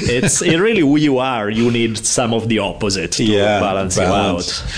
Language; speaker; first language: English; non-native, fluent; Italian